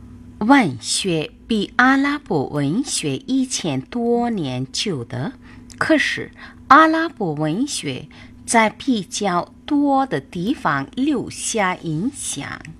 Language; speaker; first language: Chinese; non-native, fluent; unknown